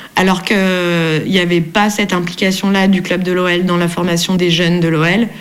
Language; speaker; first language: French; native; French